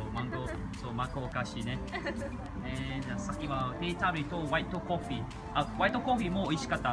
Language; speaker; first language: Japanese; non-native, learner; Malay